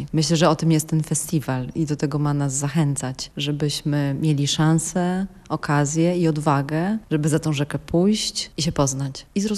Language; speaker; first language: Polish; native; Polish